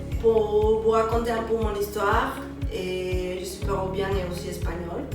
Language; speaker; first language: French; non-native, learner; Spanish